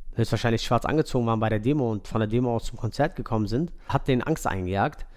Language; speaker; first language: German; native; German